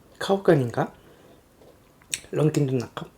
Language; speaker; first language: Thai; non-native, learner; Korean